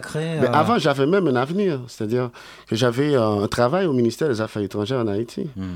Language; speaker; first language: French; native; French